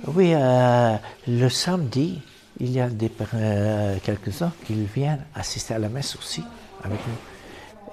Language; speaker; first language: French; non-native, local second language; Arabic